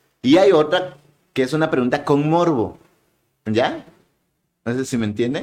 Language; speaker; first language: Spanish; native; Spanish